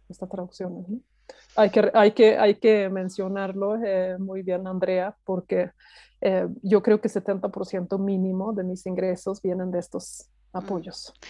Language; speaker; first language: Spanish; non-native, fluent; Swedish